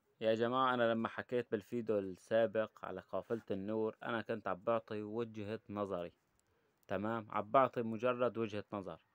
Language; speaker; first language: Arabic; native; Arabic